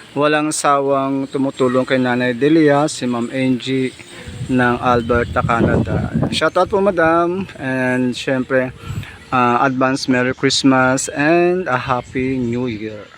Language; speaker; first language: Filipino; non-native, local second language; Bikol